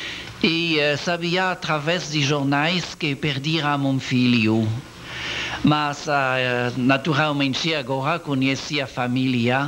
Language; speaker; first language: Portuguese; non-native, learner; French